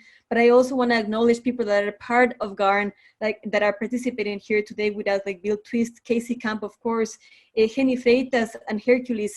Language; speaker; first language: English; non-native, fluent; Spanish